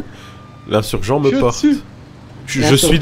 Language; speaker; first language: French; native; French